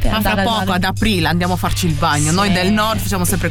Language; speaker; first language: Italian; native; Italian